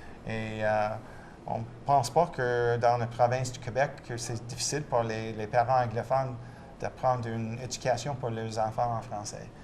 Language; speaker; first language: French; non-native, local second language; English